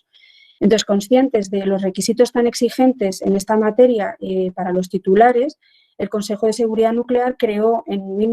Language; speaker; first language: Spanish; native; Spanish